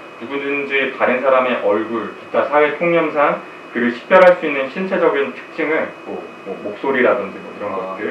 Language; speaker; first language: Korean; native; Korean